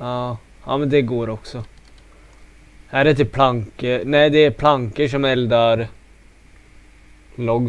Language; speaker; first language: Swedish; native; Swedish